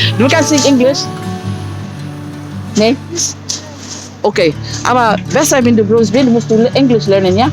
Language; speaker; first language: German; non-native, learner; Filipino